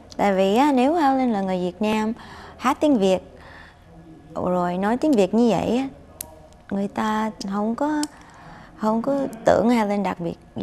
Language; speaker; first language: Vietnamese; non-native, fluent; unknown